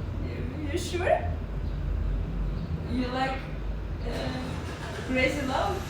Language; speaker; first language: English; non-native, learner; Russian